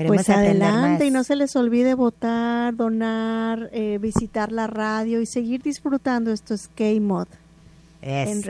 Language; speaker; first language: Spanish; native; Spanish